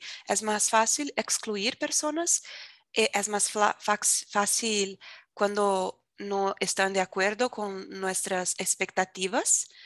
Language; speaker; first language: Spanish; non-native, fluent; Portuguese